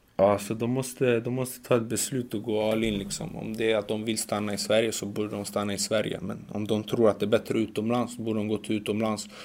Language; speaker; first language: Swedish; early bilingual, other home language; Macedonian